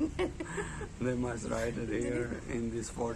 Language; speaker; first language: English; non-native, learner; Arabic